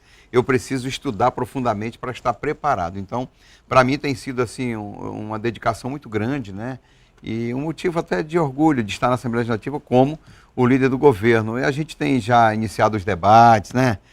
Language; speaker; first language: Portuguese; native; Portuguese